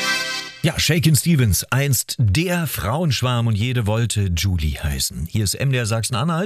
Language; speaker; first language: German; native; German